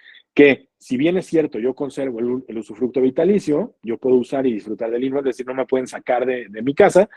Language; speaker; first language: Spanish; native; Spanish